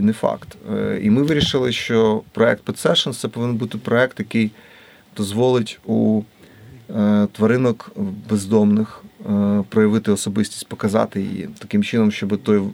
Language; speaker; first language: Ukrainian; native; Ukrainian